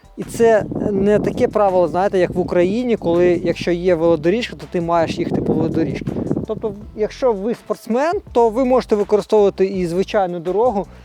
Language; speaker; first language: Ukrainian; non-native, local second language; Russian